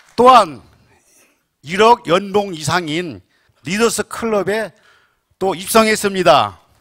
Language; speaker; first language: Korean; native; Korean